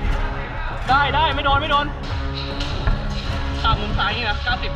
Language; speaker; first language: Thai; native; Thai